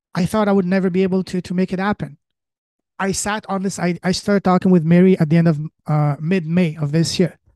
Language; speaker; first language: English; early bilingual, other home language; French